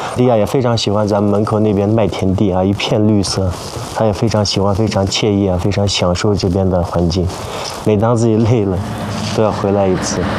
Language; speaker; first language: Chinese; non-native, local second language; Uyghur